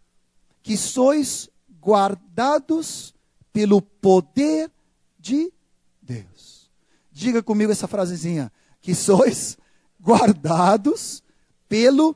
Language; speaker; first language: Portuguese; non-native, fluent; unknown